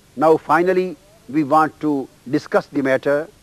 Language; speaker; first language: English; non-native, local second language; Punjabi